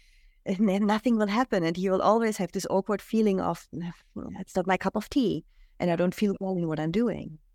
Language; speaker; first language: English; non-native, fluent; German